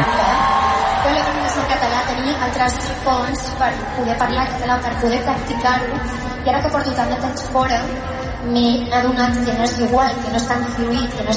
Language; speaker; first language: Catalan; non-native, local second language; Spanish